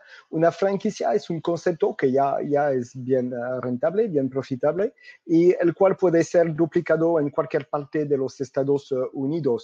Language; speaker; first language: Spanish; non-native, fluent; French